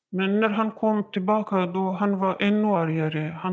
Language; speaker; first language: Swedish; non-native, learner; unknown